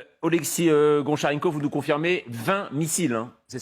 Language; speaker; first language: French; native; French